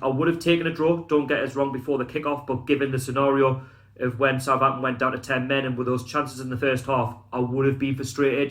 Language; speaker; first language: English; native; English